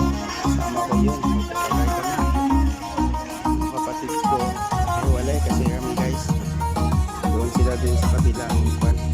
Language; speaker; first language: Filipino; non-native, local second language; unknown